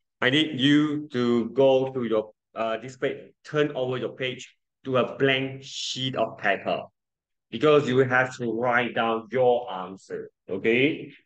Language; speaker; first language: English; non-native, local second language; Chinese